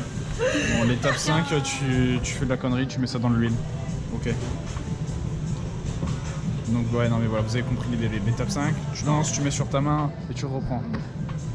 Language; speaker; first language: French; native; French